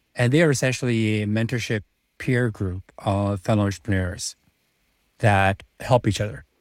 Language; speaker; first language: English; early bilingual, other home language; Czech